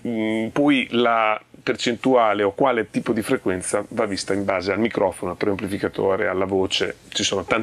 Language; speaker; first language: Italian; native; Italian